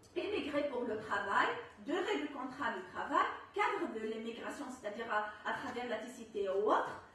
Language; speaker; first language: French; non-native, local second language; Arabic